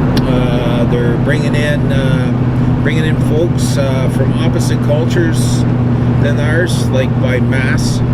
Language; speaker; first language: English; native; English